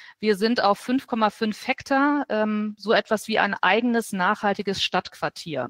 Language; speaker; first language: German; native; German